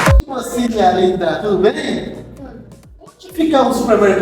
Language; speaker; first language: Portuguese; non-native, local second language; Haitian Creole